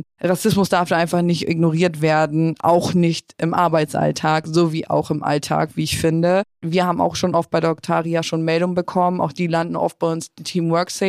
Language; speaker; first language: German; native; German